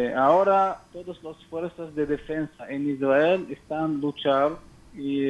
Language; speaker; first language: Spanish; non-native, learner; Hebrew